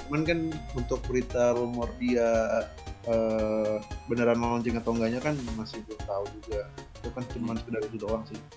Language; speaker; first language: Indonesian; native; Indonesian